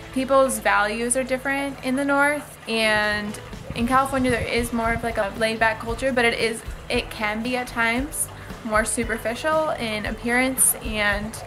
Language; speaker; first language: English; native; English